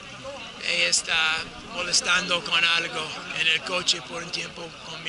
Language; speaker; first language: Spanish; non-native, learner; English